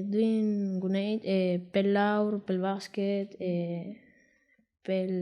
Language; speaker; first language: Welsh; non-native, learner; Spanish